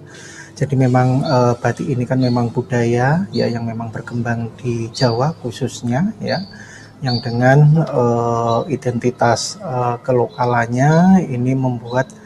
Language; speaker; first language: Indonesian; native; Indonesian